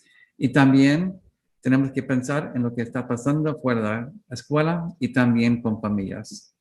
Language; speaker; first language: Spanish; non-native, learner; English